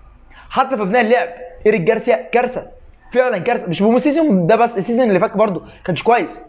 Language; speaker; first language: Arabic; native; Arabic